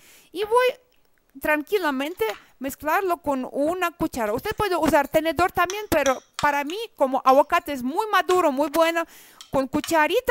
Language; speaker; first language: Spanish; non-native, fluent; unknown